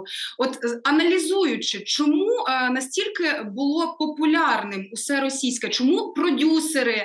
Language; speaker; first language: Ukrainian; native; Ukrainian